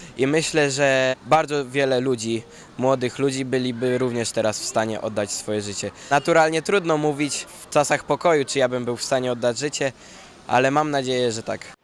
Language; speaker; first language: Polish; native; Polish